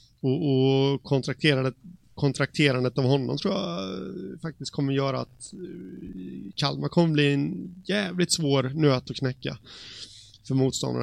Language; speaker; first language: Swedish; native; Swedish